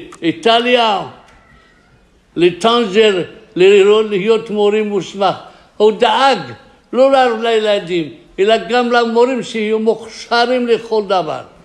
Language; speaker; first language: Hebrew; non-native, fluent; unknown